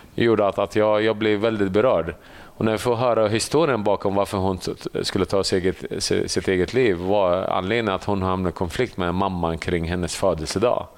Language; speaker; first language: Swedish; early bilingual, other home language; Assyrian Neo-Aramaic